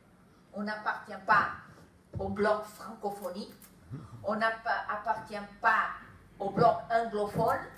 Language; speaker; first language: French; non-native, fluent; Kabuverdianu